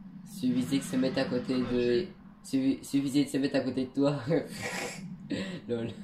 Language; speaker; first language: French; native; French